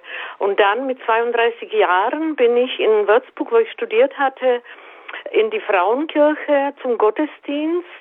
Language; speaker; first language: German; native; German